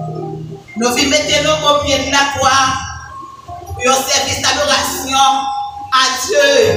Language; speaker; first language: French; non-native, local second language; Haitian Creole